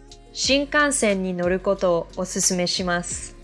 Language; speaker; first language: Japanese; non-native, fluent; English